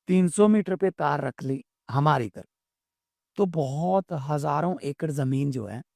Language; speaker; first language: Hindi; non-native, local second language; Punjabi